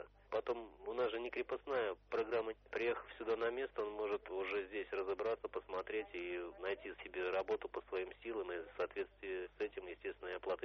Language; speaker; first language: Russian; native; Russian